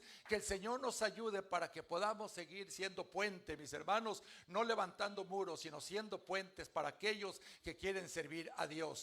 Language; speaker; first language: Spanish; native; Spanish